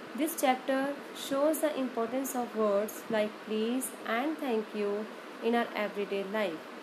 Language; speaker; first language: English; non-native, local second language; Punjabi